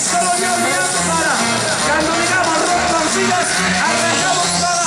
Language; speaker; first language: Spanish; native; Spanish